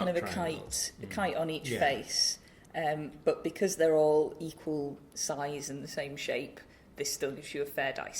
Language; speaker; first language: English; native; English